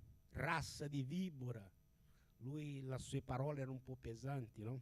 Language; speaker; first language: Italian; non-native, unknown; Portuguese